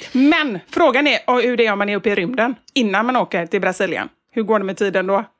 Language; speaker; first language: Swedish; native; Swedish